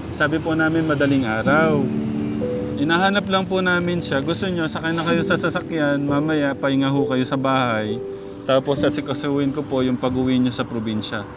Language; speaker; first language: Filipino; native; Filipino